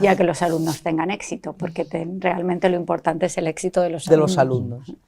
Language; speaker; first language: Spanish; native; Spanish